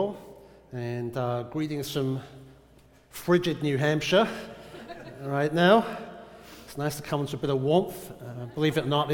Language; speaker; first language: English; native; English